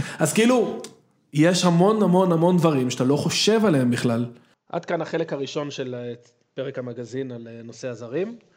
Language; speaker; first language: Hebrew; native; Hebrew